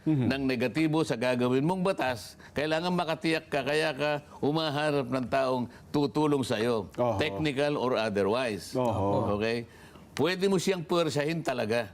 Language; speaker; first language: Filipino; native; Filipino